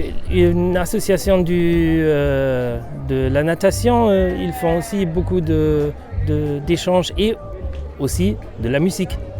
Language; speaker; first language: French; non-native, fluent; German